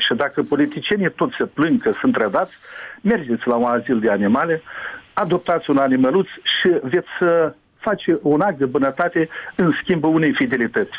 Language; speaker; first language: Romanian; native; Romanian